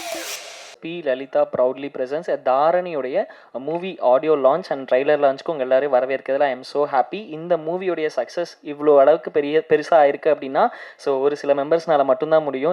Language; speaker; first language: Tamil; native; Tamil